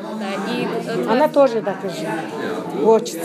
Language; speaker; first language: Russian; non-native, learner; Mongolian